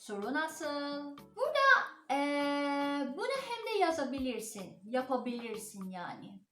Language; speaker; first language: Turkish; non-native, learner; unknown